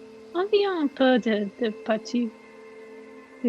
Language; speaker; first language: French; non-native, fluent; English